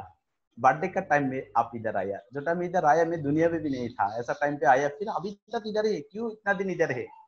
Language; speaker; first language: Hindi; non-native, fluent; Bangla